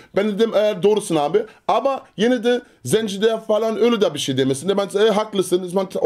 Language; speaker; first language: Turkish; early bilingual, other home language; German